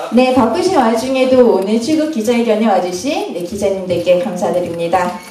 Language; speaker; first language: Korean; native; Korean